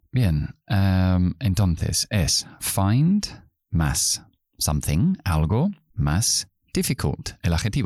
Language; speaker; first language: Spanish; non-native, fluent; English